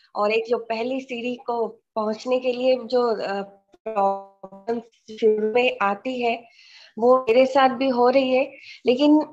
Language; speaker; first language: Hindi; native; Hindi